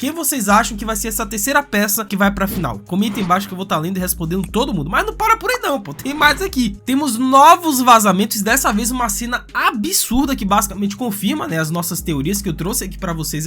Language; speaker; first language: Portuguese; native; Portuguese